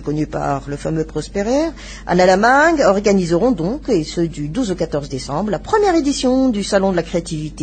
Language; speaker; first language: French; non-native, local second language; Malagasy